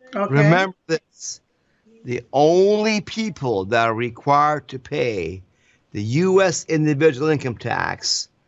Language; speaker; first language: English; non-native, fluent; Persian